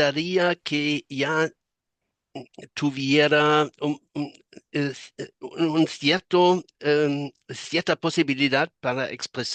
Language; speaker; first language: Spanish; non-native, fluent; German